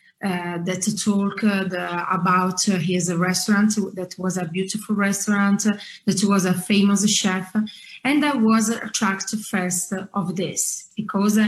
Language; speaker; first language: English; non-native, fluent; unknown